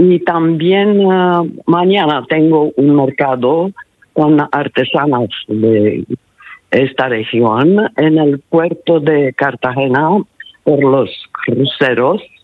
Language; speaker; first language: Spanish; non-native, learner; Italian